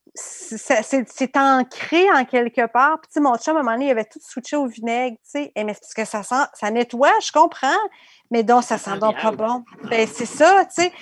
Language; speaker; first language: French; native; French